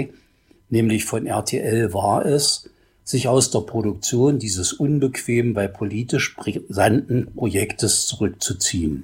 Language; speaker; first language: German; native; German